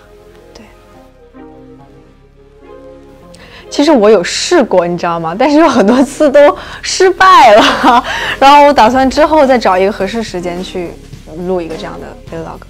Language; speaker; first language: Chinese; native; Chinese